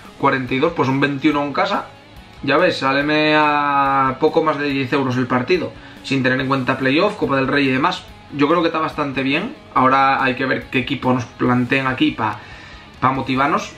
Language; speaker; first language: Spanish; native; Spanish